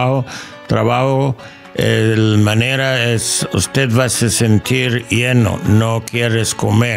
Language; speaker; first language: Spanish; non-native, learner; English